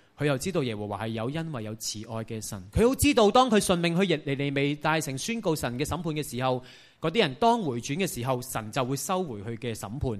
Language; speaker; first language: Chinese; non-native, local second language; Cantonese